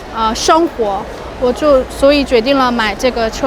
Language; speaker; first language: Chinese; non-native, fluent; Korean